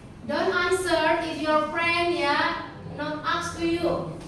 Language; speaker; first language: English; non-native, learner; Indonesian